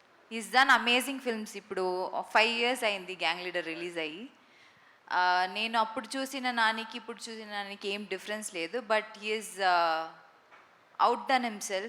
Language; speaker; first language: Telugu; non-native, fluent; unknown